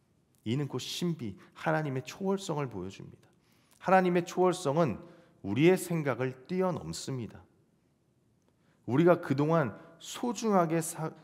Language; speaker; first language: Korean; native; Korean